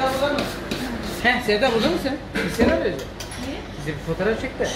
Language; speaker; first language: Russian; non-native, learner; Turkish